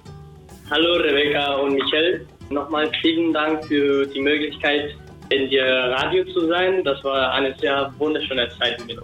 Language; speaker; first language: German; non-native, fluent; Spanish